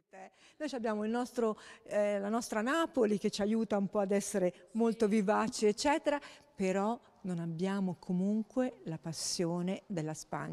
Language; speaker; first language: Italian; native; Italian